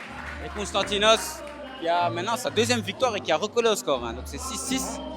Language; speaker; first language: French; native; French